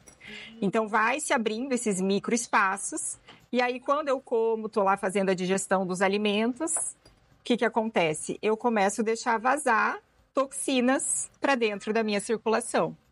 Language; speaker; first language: Portuguese; native; Portuguese